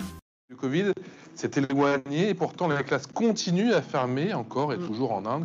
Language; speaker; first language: French; native; French